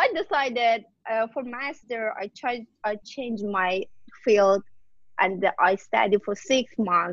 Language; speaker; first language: English; non-native, learner; Persian